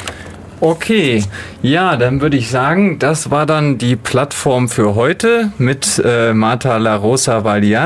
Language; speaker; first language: German; native; German